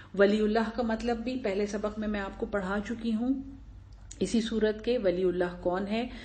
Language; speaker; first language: Urdu; non-native, local second language; Pashto